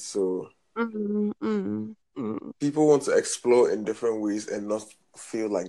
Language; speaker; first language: English; non-native, local second language; Akan